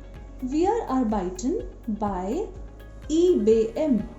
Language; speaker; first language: German; non-native, fluent; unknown